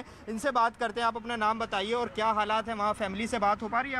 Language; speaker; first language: Hindi; native; Hindi